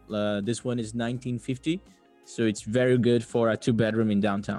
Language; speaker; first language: English; non-native, fluent; Portuguese